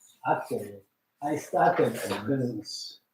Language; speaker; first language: English; non-native, learner; Japanese